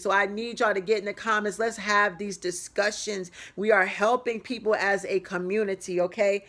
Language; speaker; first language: English; native; English